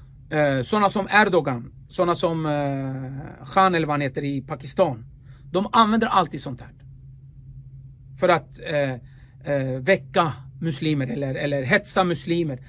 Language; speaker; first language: Swedish; early bilingual, other home language; Kurdish